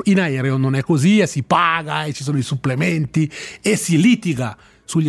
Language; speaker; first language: Italian; native; Italian